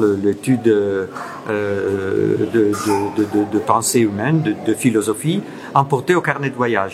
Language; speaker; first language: French; non-native, fluent; Italian